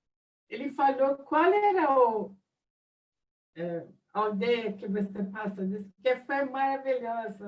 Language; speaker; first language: Portuguese; non-native, fluent; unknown